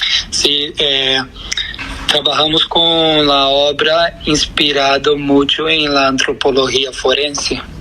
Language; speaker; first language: Spanish; non-native, fluent; Portuguese